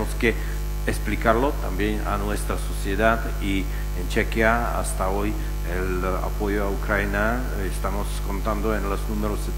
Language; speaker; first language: Spanish; non-native, fluent; Czech